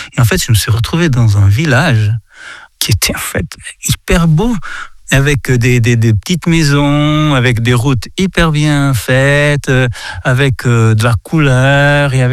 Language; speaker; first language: French; non-native, fluent; Portuguese